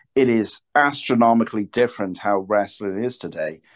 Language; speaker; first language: English; native; English